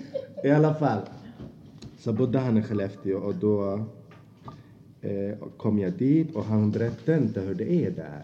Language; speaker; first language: Swedish; non-native, fluent; Azerbaijani